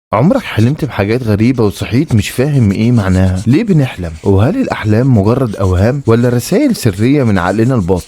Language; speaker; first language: Arabic; native; Arabic